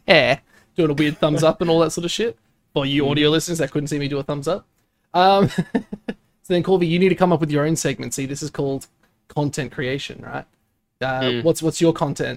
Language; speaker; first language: English; native; English